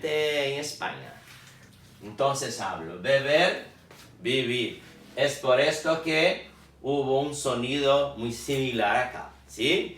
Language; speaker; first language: Spanish; non-native, fluent; Portuguese